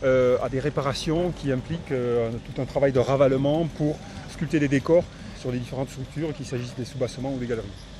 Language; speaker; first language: French; native; French